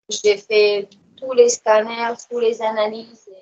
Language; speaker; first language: French; non-native, fluent; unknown